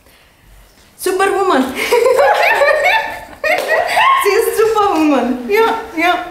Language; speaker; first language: German; non-native, learner; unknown